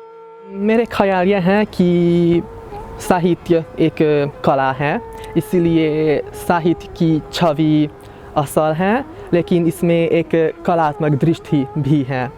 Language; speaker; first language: Hindi; non-native, fluent; Hungarian